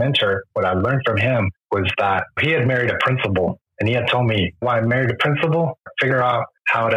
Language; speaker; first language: English; non-native, fluent; Spanish